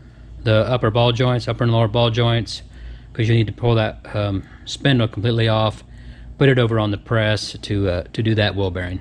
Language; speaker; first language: English; native; English